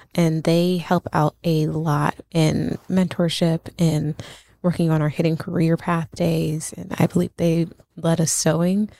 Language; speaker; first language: English; native; English